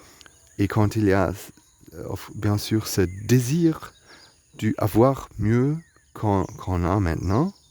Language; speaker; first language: French; non-native, learner; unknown